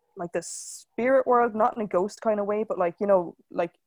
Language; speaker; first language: English; native; English